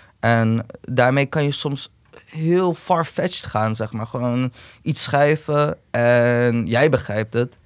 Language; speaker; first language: Dutch; early bilingual, other home language; Turkish